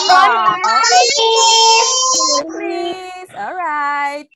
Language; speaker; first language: English; non-native, local second language; Indonesian